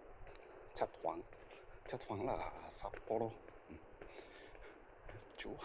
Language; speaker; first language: Vietnamese; non-native, learner; Japanese